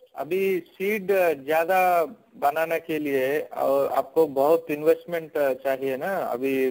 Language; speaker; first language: Hindi; non-native, local second language; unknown